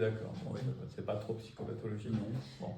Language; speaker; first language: French; native; French